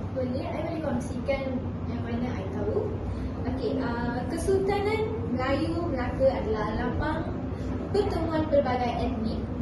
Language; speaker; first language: Malay; native; Malay